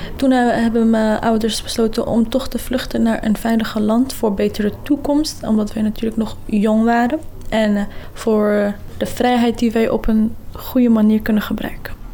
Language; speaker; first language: Dutch; early bilingual, other home language; Kurdish